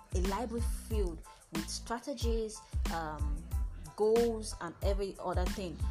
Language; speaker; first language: English; non-native, local second language; Yoruba